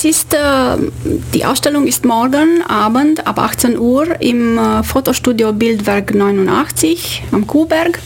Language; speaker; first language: German; non-native, fluent; Romanian